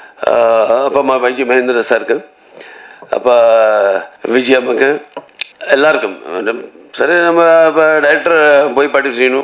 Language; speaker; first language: Tamil; non-native, local second language; Telugu